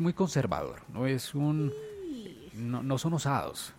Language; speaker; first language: Spanish; native; Spanish